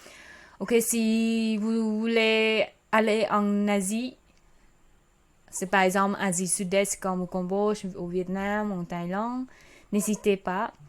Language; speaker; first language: French; non-native, learner; Khmer